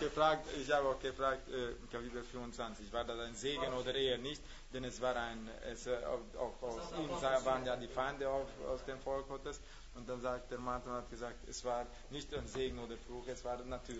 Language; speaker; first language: German; non-native, fluent; Hungarian